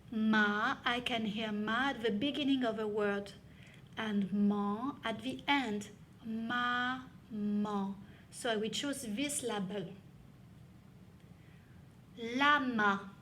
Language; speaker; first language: English; non-native, fluent; French